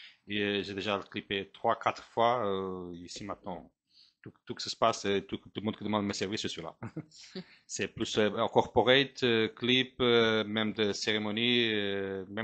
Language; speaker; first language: French; non-native, fluent; Portuguese